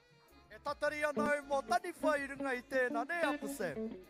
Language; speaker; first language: Māori; non-native, local second language; English